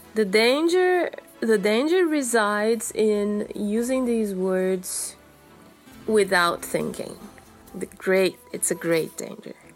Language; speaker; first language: English; non-native, fluent; Portuguese